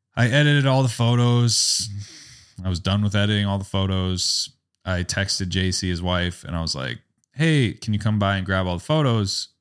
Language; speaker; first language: English; native; English